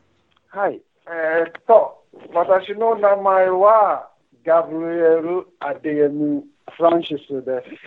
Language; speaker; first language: Japanese; non-native, fluent; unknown